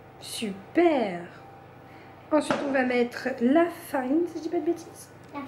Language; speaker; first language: French; native; French